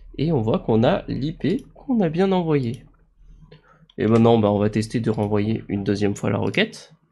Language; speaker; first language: French; native; French